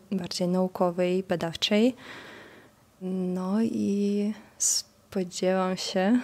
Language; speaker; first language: Polish; non-native, fluent; Russian